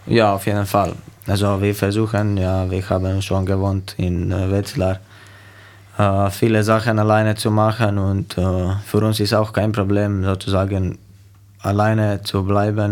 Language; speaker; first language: German; non-native, fluent; Slovenian